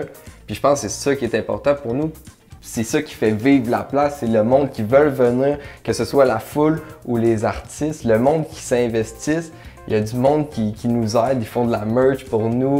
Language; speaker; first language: French; native; French